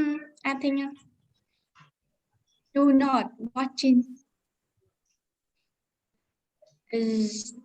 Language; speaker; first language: English; non-native, learner; Vietnamese